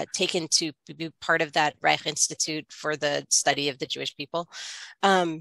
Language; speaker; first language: English; native; English